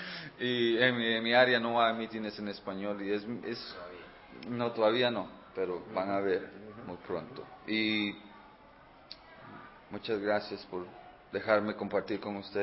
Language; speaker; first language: Spanish; early bilingual, heritage; Spanish